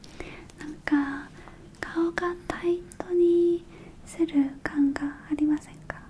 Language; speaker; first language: Japanese; non-native, learner; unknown